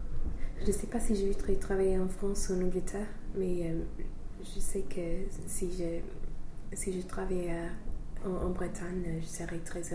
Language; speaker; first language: French; non-native, fluent; English